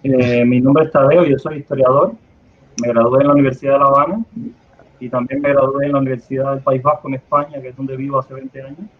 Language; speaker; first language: Spanish; native; Spanish